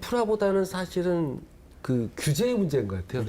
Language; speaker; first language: Korean; native; Korean